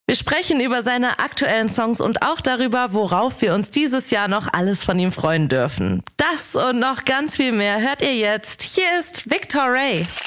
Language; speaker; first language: German; native; German